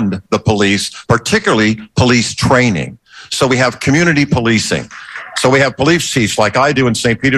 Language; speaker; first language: English; native; English